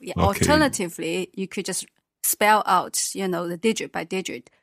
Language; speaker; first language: English; non-native, fluent; Chinese